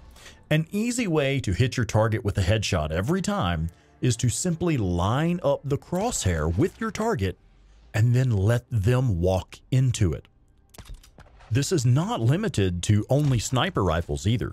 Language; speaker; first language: English; native; English